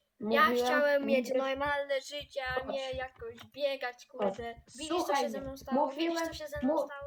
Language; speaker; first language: Polish; native; Polish